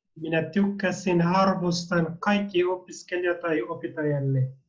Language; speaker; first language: Finnish; non-native, learner; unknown